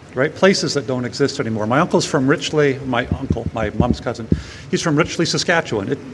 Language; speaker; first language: English; native; English